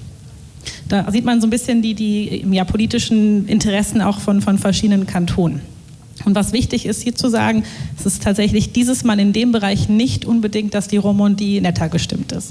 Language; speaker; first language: German; native; German